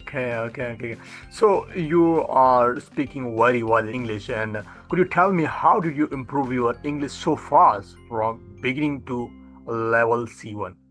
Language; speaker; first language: English; non-native, fluent; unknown